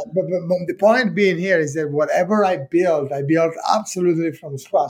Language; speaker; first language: English; non-native, fluent; Italian